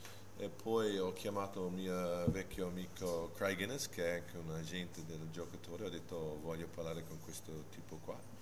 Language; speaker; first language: Italian; non-native, fluent; English